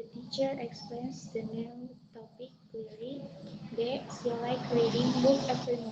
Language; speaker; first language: English; non-native, learner; Indonesian